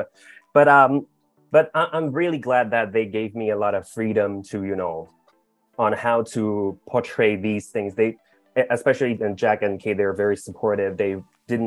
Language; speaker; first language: English; non-native, local second language; Cantonese